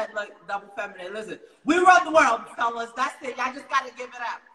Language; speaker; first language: English; native; English